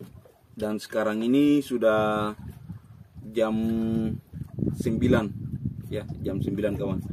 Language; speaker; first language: Indonesian; native; Indonesian